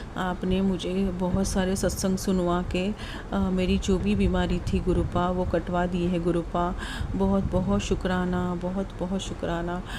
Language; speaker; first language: Hindi; non-native, local second language; Marathi